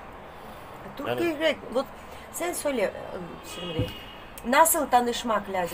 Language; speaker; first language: Turkish; non-native, learner; Russian